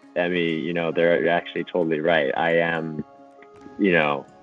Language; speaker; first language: English; non-native, fluent; Japanese